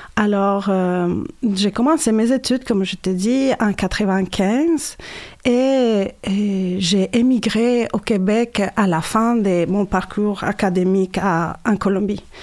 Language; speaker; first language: French; non-native, fluent; Spanish